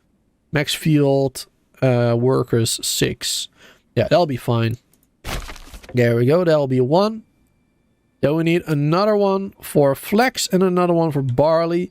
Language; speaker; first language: English; native; English